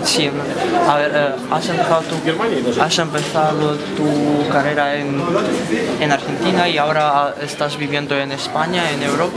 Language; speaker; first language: Spanish; non-native, fluent; Russian